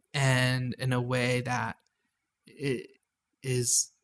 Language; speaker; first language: English; native; English